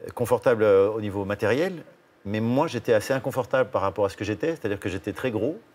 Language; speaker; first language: French; native; French